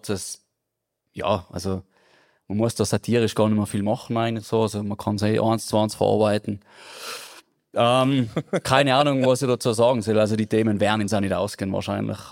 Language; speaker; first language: German; native; German